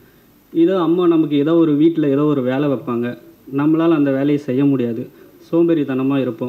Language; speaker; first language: Tamil; native; Tamil